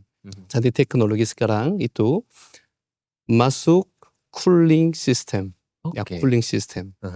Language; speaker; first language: Indonesian; non-native, learner; Korean